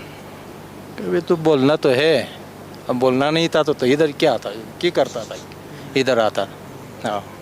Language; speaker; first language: Hindi; non-native, learner; Pashto